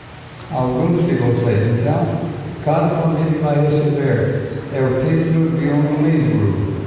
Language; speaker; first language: Portuguese; non-native, fluent; English